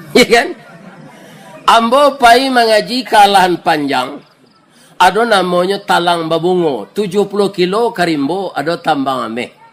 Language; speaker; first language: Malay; non-native, local second language; Minangkabau